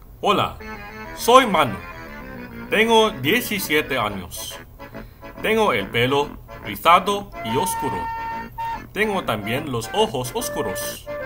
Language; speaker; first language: Spanish; non-native, learner; English